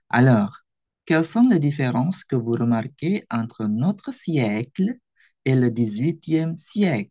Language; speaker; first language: French; non-native, fluent; Indonesian